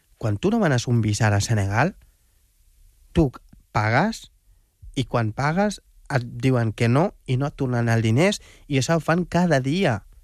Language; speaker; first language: Catalan; non-native, fluent; Wolof